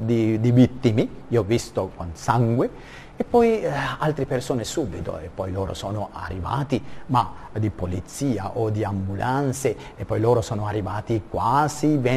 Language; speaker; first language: Italian; non-native, learner; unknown